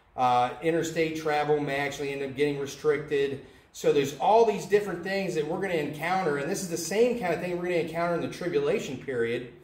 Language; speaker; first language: English; native; English